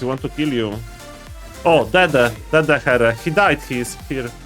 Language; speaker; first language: English; non-native, fluent; Polish